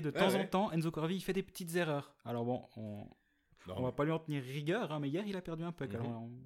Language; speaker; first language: French; native; French